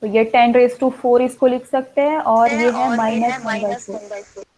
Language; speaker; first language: Hindi; non-native, local second language; Gujarati